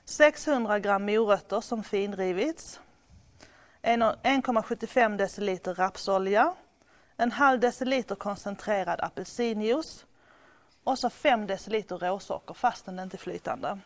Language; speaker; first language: Swedish; native; Swedish